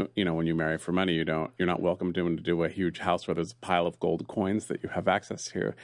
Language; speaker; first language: English; native; English